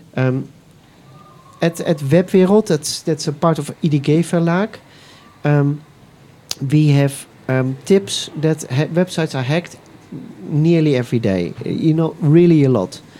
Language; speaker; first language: English; non-native, fluent; Dutch